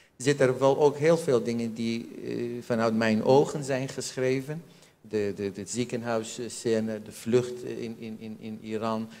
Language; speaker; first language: Dutch; non-native, fluent; Central Kurdish